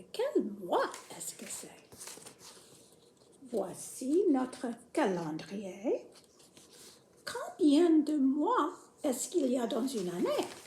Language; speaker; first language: French; non-native, fluent; English